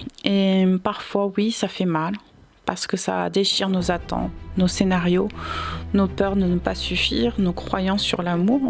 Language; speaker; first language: French; native; French